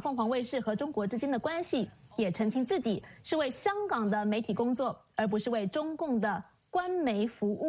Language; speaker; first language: Chinese; native; Chinese